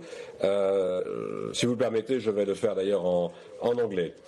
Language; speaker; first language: French; native; French